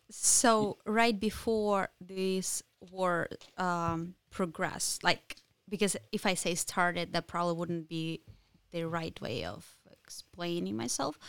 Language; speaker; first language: English; non-native, fluent; Ukrainian